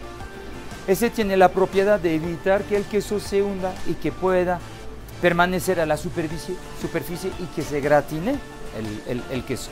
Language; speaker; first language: Spanish; non-native, fluent; French